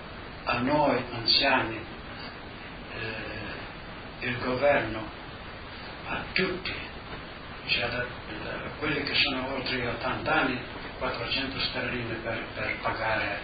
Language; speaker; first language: Italian; non-native, local second language; Slovenian